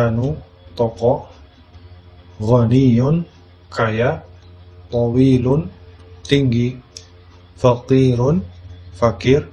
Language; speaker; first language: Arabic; non-native, fluent; Indonesian